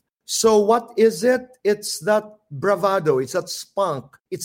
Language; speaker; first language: English; non-native, local second language; Filipino